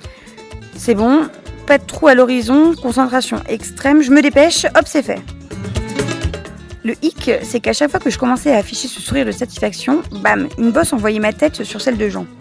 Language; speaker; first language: French; native; French